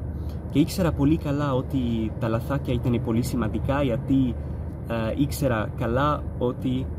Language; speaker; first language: Greek; non-native, fluent; Arabic